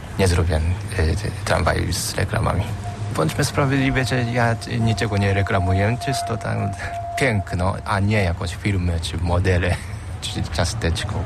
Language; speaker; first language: Polish; non-native, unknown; Japanese